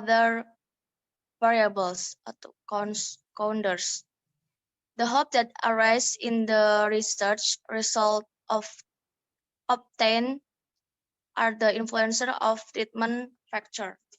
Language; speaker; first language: English; non-native, learner; Indonesian